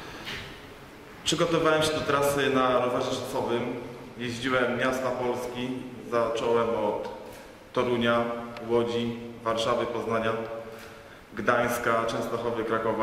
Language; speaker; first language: Polish; native; Polish